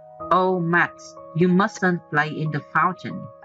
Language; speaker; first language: English; non-native, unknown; Vietnamese